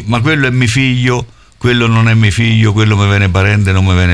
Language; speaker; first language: Italian; native; Italian